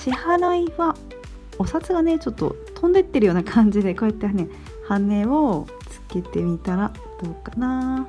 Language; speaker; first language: Japanese; native; Japanese